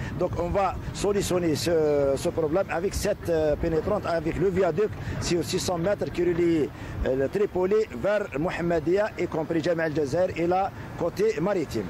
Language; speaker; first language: French; non-native, local second language; Arabic